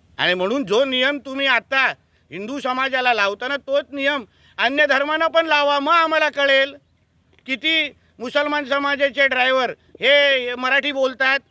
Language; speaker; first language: Marathi; native; Marathi